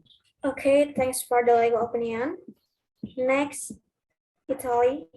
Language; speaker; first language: English; non-native, learner; Indonesian